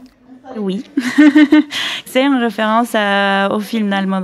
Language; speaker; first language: French; non-native, fluent; Spanish